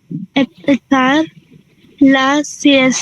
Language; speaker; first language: Spanish; non-native, learner; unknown